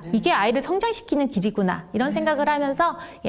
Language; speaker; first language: Korean; native; Korean